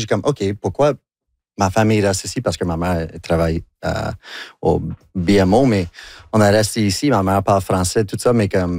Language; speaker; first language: French; non-native, local second language; English